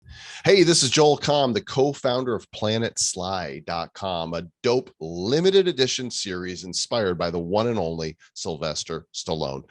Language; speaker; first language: English; native; English